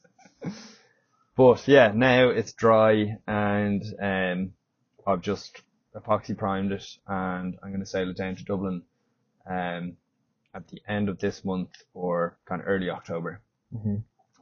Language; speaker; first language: English; native; English